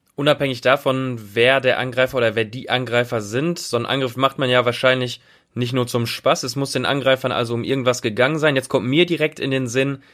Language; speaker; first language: German; native; German